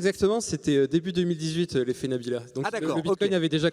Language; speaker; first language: French; native; French